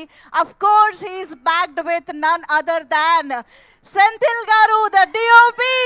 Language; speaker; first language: Telugu; native; Telugu